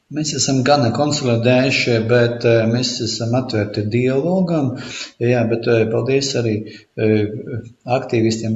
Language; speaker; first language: Latvian; non-native, local second language; Russian